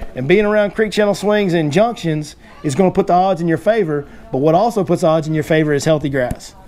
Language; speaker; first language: English; native; English